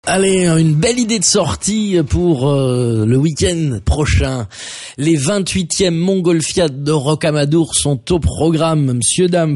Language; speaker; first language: French; native; French